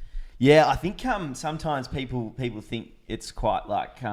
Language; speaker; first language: English; native; English